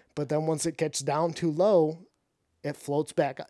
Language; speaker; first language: English; native; English